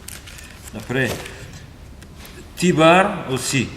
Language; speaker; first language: French; non-native, fluent; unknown